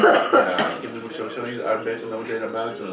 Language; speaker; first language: Dutch; native; Dutch